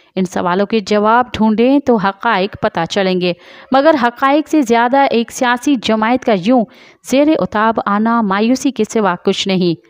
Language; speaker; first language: Urdu; non-native, local second language; Sindhi